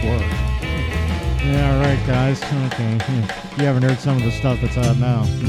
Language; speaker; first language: English; native; English